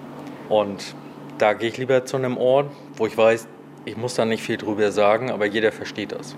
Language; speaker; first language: German; native; German